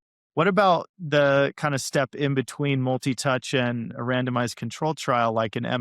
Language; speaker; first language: English; native; English